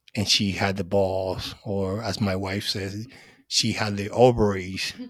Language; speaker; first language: English; early bilingual, other home language; Spanish